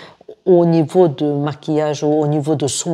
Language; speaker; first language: French; non-native, fluent; Korean